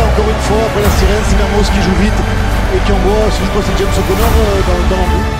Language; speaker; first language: French; native; French